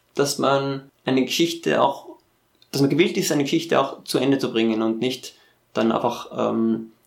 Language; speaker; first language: German; native; German